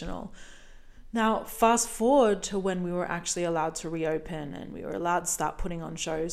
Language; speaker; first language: English; native; English